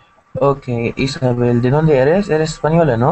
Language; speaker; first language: Spanish; non-native, learner; Arabic